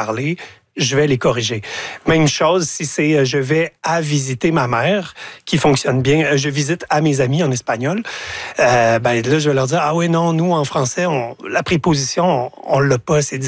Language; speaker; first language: French; native; French